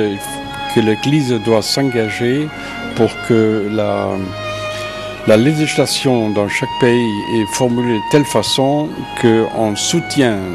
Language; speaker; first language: French; non-native, fluent; German